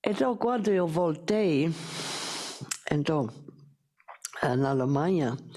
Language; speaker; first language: Portuguese; non-native, fluent; German